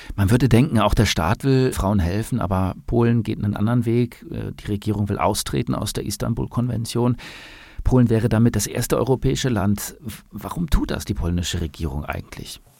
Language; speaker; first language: German; native; German